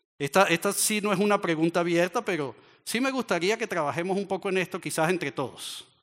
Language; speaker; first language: Spanish; native; Spanish